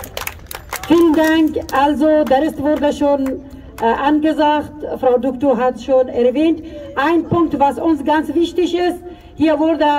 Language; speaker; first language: German; non-native, fluent; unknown